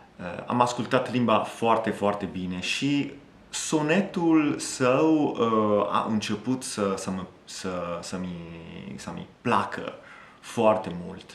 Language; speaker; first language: Romanian; non-native, fluent; Italian